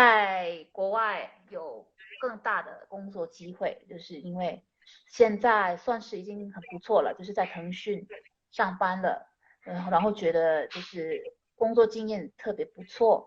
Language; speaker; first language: Chinese; non-native, fluent; Indonesian